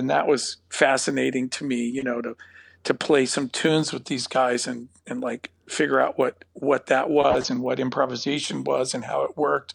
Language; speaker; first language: English; native; English